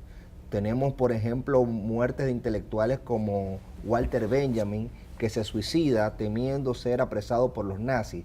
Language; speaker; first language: Spanish; native; Spanish